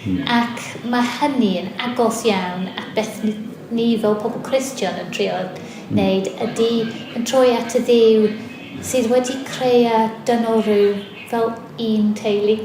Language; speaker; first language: Welsh; non-native, fluent; English